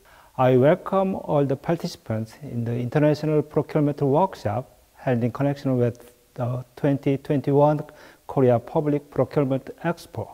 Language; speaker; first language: English; non-native, fluent; Korean